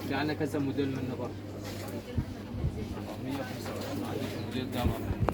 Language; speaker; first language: Arabic; native; Arabic